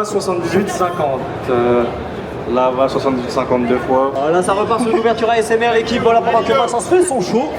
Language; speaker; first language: French; native; French